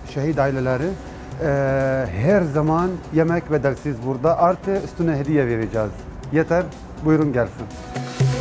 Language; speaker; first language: Turkish; non-native, learner; Arabic